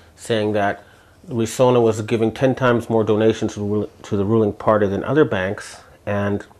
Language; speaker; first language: English; native; English